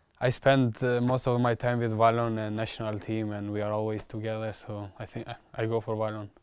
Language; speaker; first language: English; non-native, learner; Albanian